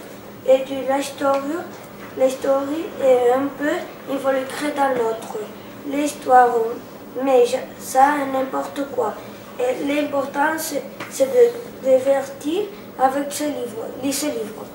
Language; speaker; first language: French; non-native, learner; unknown